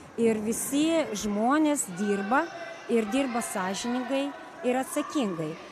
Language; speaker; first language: Lithuanian; non-native, local second language; Russian